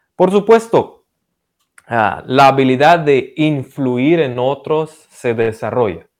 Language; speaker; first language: Spanish; non-native, fluent; Romanian